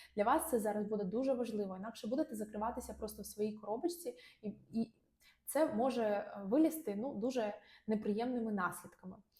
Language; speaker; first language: Ukrainian; non-native, local second language; Russian